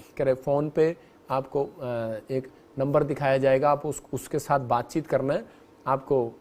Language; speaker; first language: Hindi; non-native, local second language; Punjabi